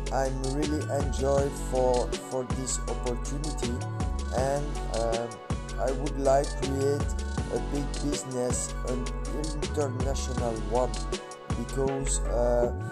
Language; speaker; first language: English; non-native, learner; French